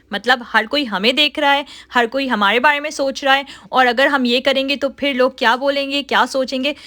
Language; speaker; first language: Urdu; native; Urdu